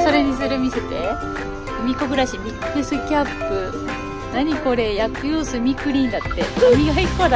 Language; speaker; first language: Japanese; native; Japanese